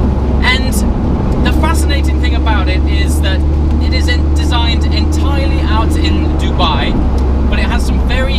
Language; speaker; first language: English; native; English